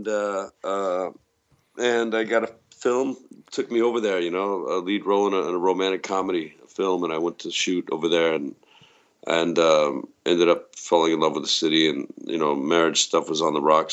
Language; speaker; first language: English; native; English